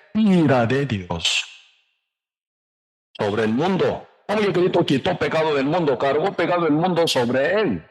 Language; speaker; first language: Spanish; non-native, learner; Korean